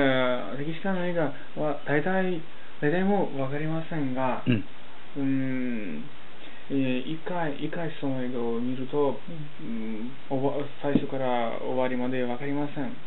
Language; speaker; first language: Japanese; non-native, learner; Russian